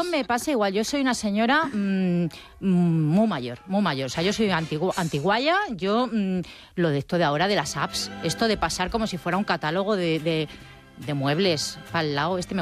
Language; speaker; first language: Spanish; native; Spanish